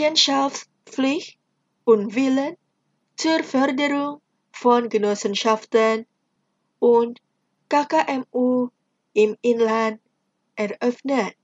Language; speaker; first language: German; non-native, fluent; Indonesian